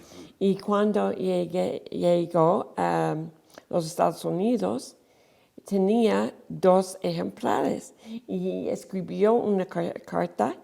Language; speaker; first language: Spanish; non-native, fluent; English